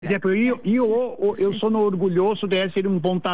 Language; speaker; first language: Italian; non-native, learner; Portuguese